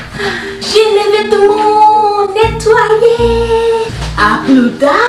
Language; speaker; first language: French; non-native, learner; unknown